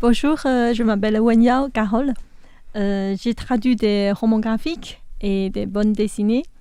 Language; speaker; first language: French; non-native, fluent; Chinese